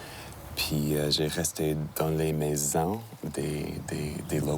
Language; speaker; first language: French; non-native, local second language; English